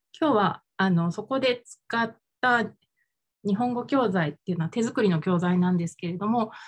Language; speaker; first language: Japanese; native; Japanese